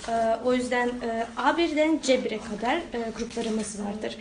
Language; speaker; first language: Turkish; non-native, fluent; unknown